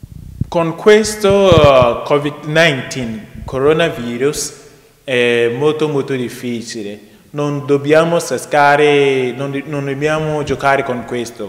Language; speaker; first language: Italian; non-native, learner; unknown